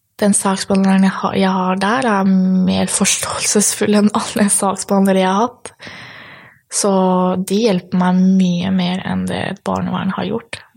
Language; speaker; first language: Norwegian; early bilingual, other home language; Polish